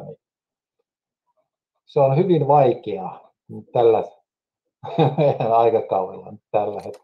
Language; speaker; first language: Finnish; native; Finnish